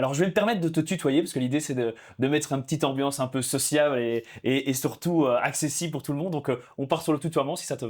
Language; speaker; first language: French; native; French